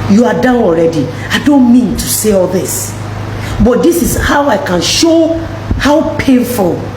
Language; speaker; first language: English; non-native, local second language; Yoruba